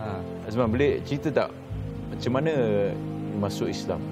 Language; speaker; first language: Malay; native; Malay